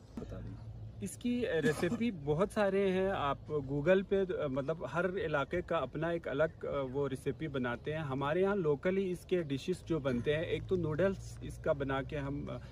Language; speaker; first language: Urdu; non-native, local second language; Balti